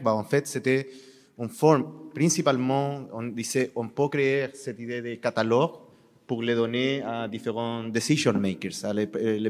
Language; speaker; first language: French; non-native, learner; Spanish